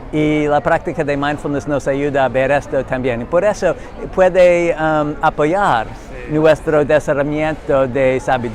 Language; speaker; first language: Spanish; non-native, learner; English